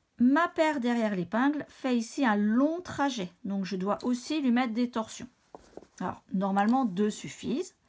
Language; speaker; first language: French; native; French